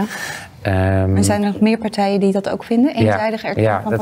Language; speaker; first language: Dutch; native; Dutch